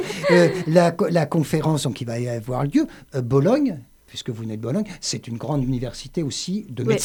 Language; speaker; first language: French; native; French